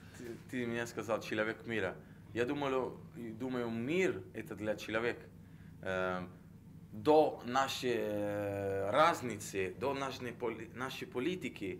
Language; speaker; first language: Russian; non-native, learner; Italian